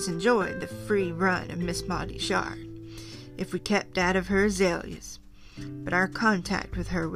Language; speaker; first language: English; native; English